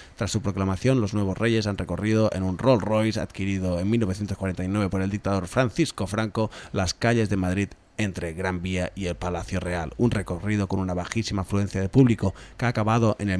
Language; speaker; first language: Spanish; non-native, local second language; Catalan